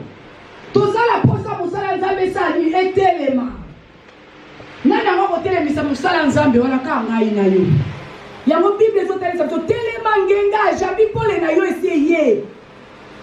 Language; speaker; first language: Lingala; native; Lingala